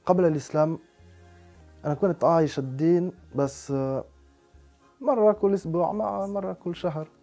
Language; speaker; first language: Arabic; non-native, fluent; French